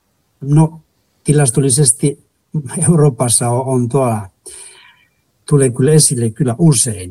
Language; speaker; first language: Finnish; non-native, fluent; Spanish